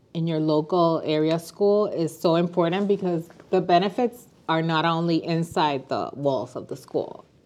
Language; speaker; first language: English; non-native, fluent; Spanish